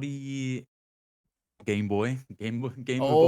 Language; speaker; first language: Japanese; non-native, learner; English